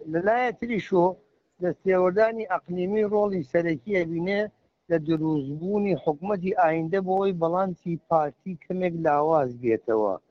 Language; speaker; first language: Central Kurdish; native; Central Kurdish